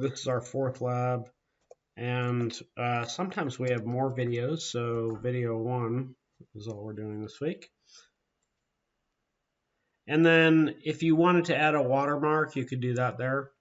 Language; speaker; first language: English; native; English